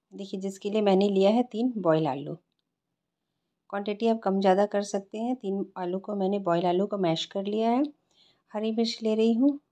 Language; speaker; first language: Hindi; native; Hindi